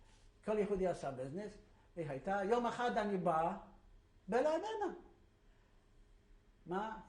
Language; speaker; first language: Hebrew; non-native, fluent; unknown